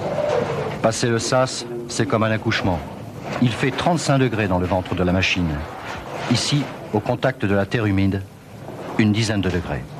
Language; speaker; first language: French; native; French